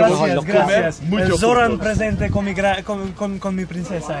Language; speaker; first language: Spanish; non-native, learner; Macedonian